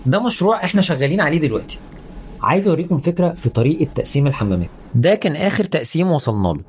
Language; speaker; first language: Arabic; native; Arabic